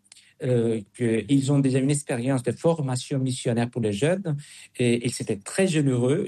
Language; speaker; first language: French; non-native, fluent; Spanish